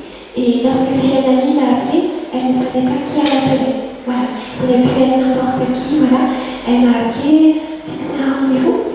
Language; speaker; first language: French; early bilingual, other home language; Vietnamese